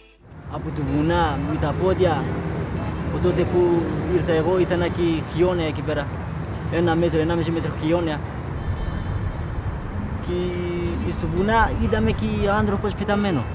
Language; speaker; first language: Greek; non-native, learner; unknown